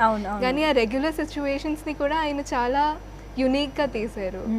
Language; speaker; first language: Telugu; non-native, fluent; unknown